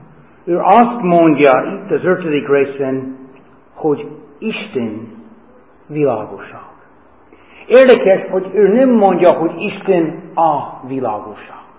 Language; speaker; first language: Hungarian; non-native, fluent; English